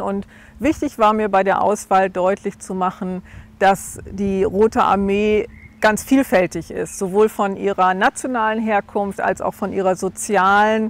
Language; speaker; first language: German; native; German